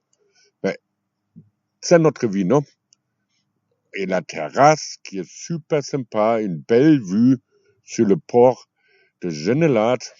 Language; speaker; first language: French; non-native, fluent; German